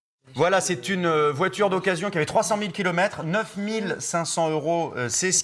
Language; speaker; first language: French; native; French